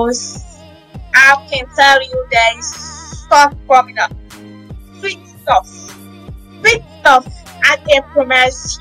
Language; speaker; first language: English; non-native, fluent; French